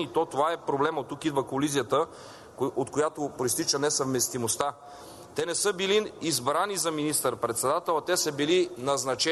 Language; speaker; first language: Bulgarian; native; Bulgarian